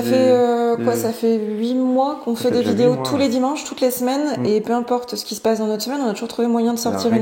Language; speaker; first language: French; native; French